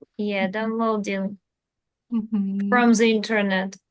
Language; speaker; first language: English; non-native, learner; Russian